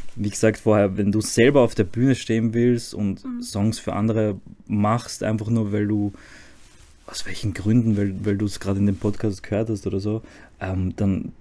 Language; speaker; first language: German; early bilingual, other home language; Croatian